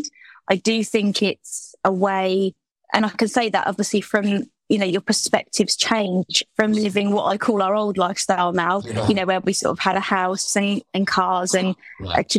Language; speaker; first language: English; native; English